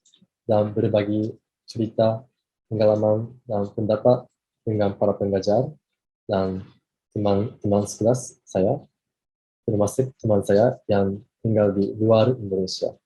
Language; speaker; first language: Indonesian; non-native, fluent; Japanese